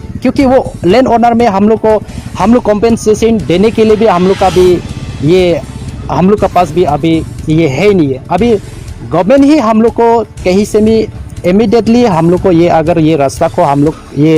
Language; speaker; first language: Hindi; non-native, local second language; Karbi